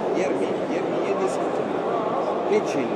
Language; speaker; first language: Turkish; non-native, learner; Arabic